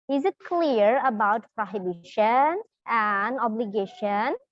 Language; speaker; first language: English; non-native, fluent; Indonesian